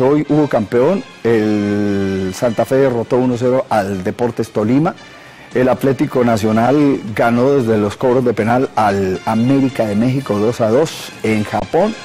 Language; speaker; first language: Spanish; native; Spanish